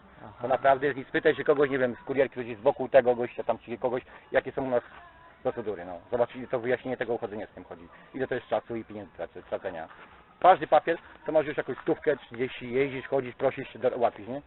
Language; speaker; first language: Polish; native; Polish